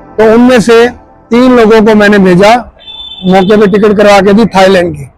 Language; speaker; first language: Hindi; native; Hindi